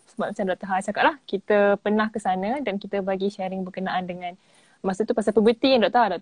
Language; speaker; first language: Malay; native; Malay